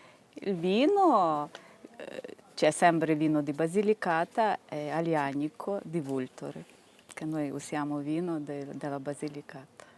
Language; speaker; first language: Italian; non-native, fluent; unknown